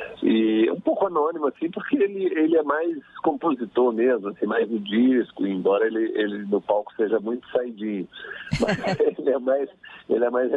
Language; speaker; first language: Portuguese; native; Portuguese